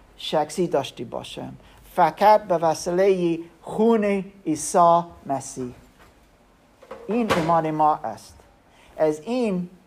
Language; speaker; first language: Persian; non-native, learner; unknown